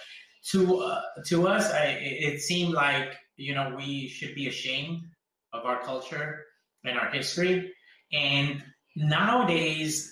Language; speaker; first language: English; early bilingual, other home language; Spanish